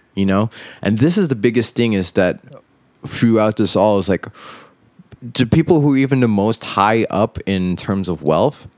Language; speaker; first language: English; native; English